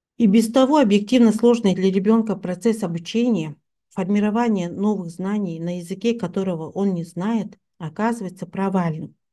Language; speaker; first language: Russian; non-native, local second language; Tuvinian